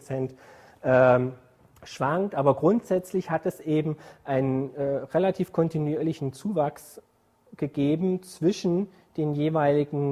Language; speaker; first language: German; native; German